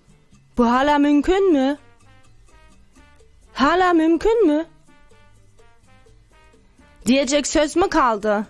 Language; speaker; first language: Turkish; early bilingual, other home language; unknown